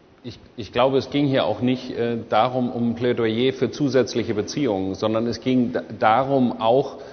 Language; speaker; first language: German; native; German